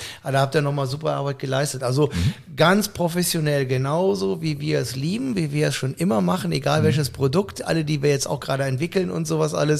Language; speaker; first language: German; native; German